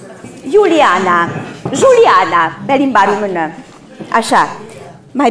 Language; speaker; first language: Romanian; non-native, local second language; Hungarian